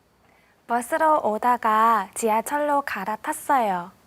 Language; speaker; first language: Korean; non-native, learner; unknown